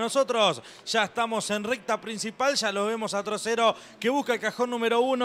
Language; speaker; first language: Spanish; native; Spanish